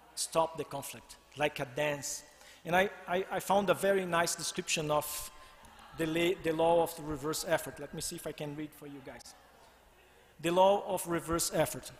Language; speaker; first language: English; non-native, fluent; Portuguese